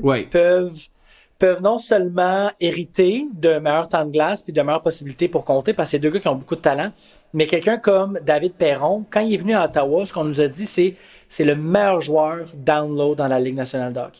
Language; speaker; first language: French; native; French